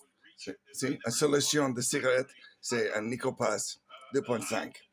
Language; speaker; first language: French; non-native, learner; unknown